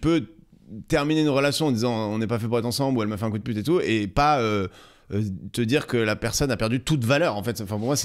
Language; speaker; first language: French; native; French